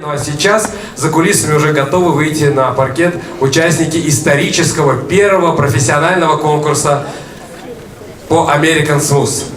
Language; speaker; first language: Russian; native; Russian